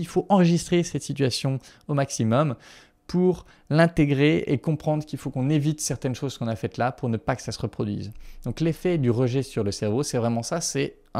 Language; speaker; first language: French; native; French